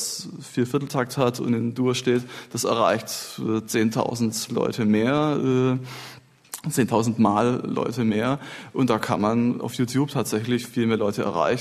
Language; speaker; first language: German; native; German